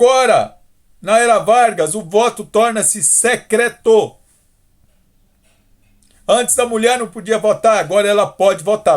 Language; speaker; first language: Portuguese; native; Portuguese